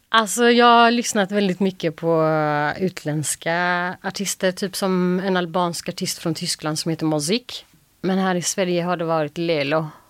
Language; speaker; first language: Swedish; early bilingual, other home language; Albanian